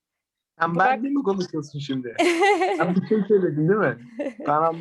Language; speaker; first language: Turkish; early bilingual, heritage; Turkish